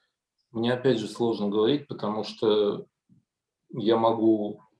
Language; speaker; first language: Russian; native; Russian